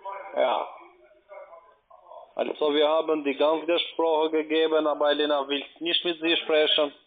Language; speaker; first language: German; non-native, learner; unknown